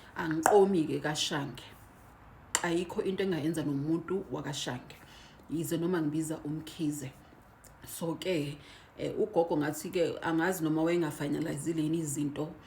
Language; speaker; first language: Zulu; native; Zulu